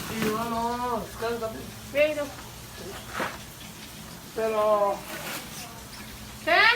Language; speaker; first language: Spanish; early bilingual, heritage; Spanish